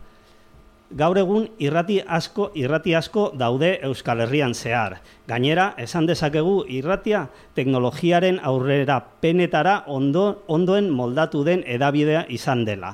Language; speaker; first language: Basque; non-native, local second language; Spanish